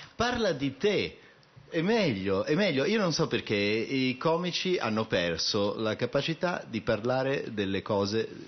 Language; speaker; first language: Italian; native; Italian